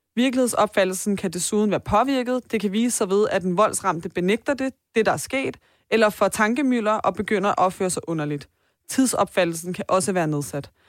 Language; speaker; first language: Danish; early bilingual, other home language; Persian